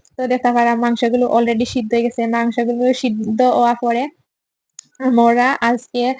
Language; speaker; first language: Bangla; non-native, local second language; Sylheti